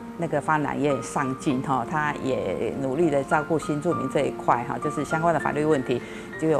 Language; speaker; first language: Chinese; native; Chinese